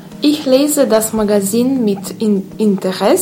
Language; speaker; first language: German; non-native, learner; Russian